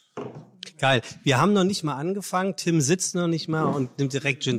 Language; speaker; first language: German; native; German